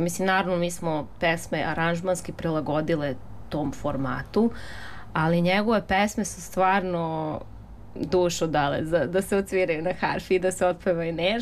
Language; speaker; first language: Serbian; native; Serbian